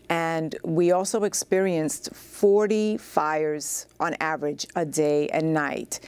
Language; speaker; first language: English; native; English